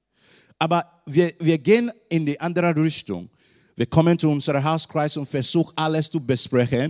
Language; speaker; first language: German; non-native, learner; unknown